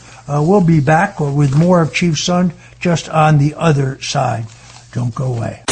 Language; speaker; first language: English; native; English